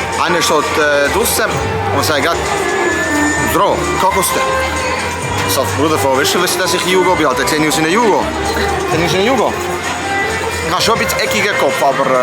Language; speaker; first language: German; non-native, local second language; Croatian